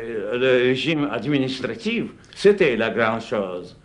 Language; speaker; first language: French; non-native, fluent; Russian